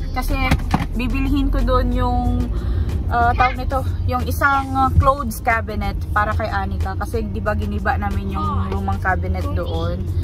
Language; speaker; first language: Filipino; non-native, local second language; Cebuano